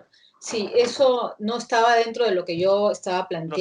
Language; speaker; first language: Spanish; native; Spanish